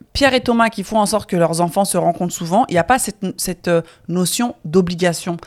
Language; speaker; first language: French; native; French